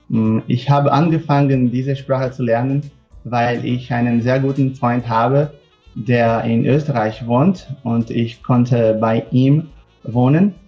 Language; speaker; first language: German; non-native, fluent; Portuguese